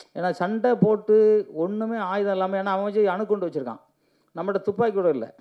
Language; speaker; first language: Tamil; native; Tamil